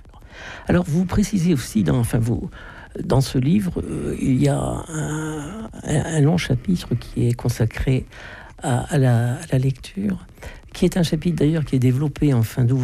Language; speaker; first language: French; native; French